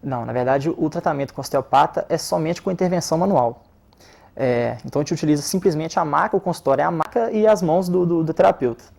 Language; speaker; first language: Portuguese; native; Portuguese